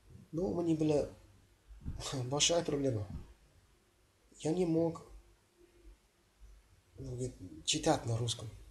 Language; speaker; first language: Russian; non-native, fluent; English